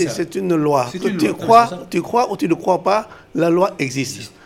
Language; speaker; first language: French; non-native, fluent; Vietnamese